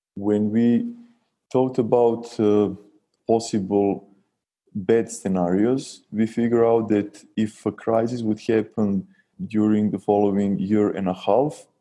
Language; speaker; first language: English; non-native, fluent; Serbian